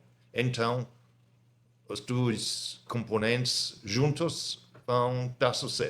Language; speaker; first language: Portuguese; non-native, fluent; English